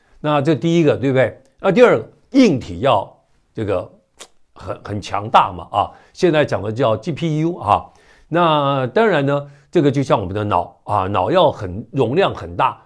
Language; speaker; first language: Chinese; native; Chinese